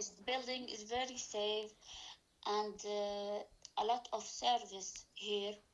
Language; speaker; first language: English; non-native, learner; Arabic